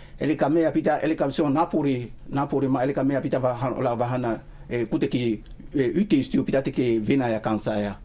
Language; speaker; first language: Finnish; non-native, learner; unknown